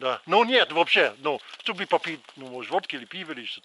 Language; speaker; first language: Russian; non-native, fluent; English